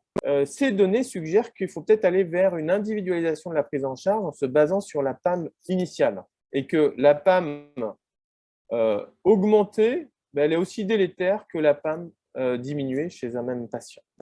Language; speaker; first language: French; native; French